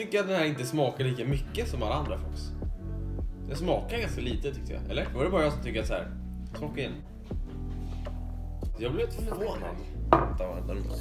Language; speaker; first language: Swedish; native; Swedish